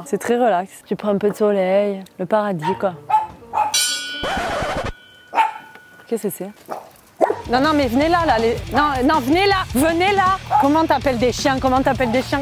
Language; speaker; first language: French; native; French